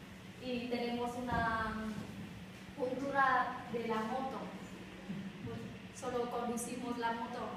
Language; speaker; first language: Spanish; non-native, learner; Vietnamese